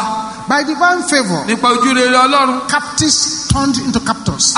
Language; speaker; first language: English; non-native, local second language; Yoruba